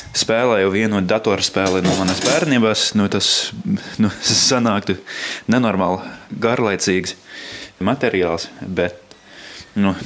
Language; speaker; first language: Latvian; non-native, fluent; English